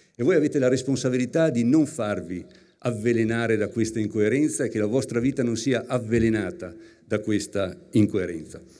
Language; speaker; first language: Italian; native; Italian